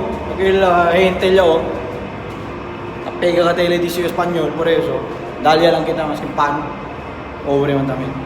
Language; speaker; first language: Spanish; non-native, local second language; Chavacano